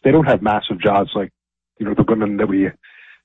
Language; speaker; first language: English; native; English